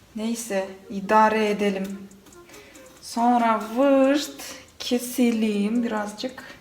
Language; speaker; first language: Turkish; non-native, fluent; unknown